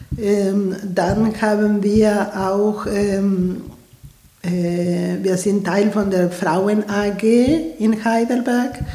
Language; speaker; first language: German; non-native, fluent; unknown